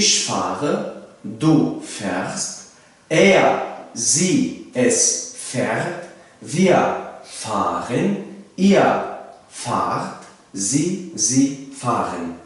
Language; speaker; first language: German; non-native, fluent; Tajik